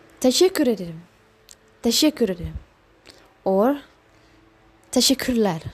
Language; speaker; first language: Turkish; non-native, learner; Indonesian